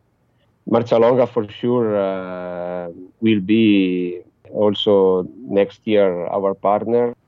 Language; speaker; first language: English; non-native, fluent; Italian